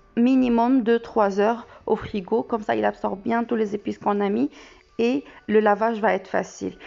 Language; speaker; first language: French; non-native, local second language; Arabic